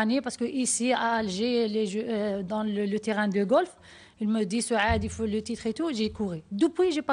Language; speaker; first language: French; non-native, learner; Arabic